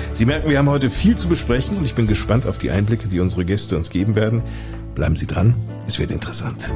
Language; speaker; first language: German; native; German